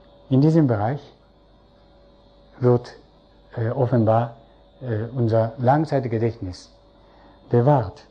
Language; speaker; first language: German; non-native, fluent; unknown